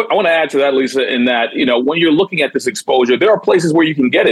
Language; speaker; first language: English; native; English